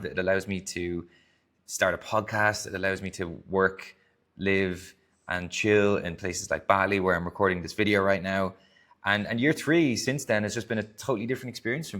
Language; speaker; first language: English; native; English